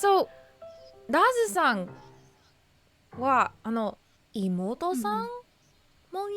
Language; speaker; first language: Japanese; non-native, learner; English